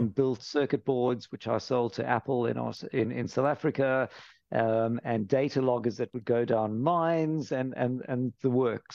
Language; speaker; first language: English; native; English